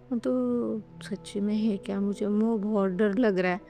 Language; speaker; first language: Hindi; non-native, local second language; Marathi